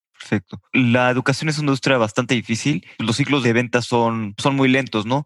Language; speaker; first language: Spanish; native; Spanish